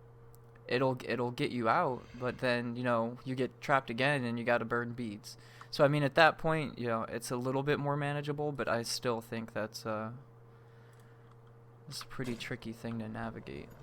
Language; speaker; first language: English; native; English